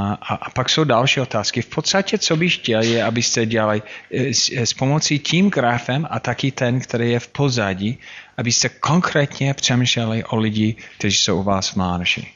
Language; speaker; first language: Czech; non-native, fluent; English